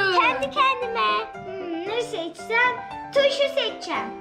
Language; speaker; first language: Turkish; early bilingual, heritage; Turkish